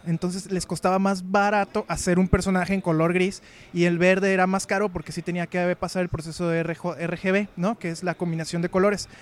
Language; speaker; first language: Spanish; native; Spanish